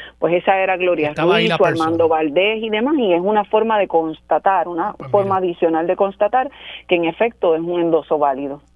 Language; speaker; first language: Spanish; native; Spanish